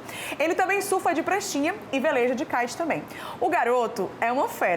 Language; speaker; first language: Portuguese; native; Portuguese